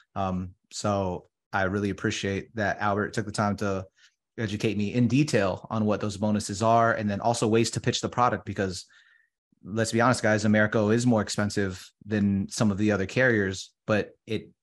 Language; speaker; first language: English; early bilingual, other home language; Filipino